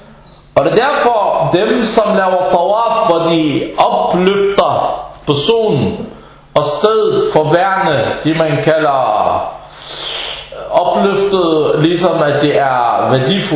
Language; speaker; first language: Danish; non-native, fluent; Arabic